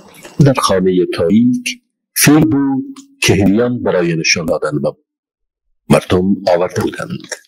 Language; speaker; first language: Persian; non-native, learner; Urdu